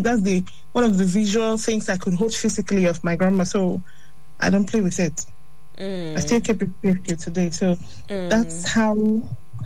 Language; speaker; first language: English; non-native, local second language; Igbo